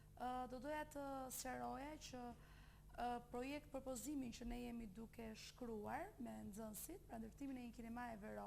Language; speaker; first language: Albanian; native; Albanian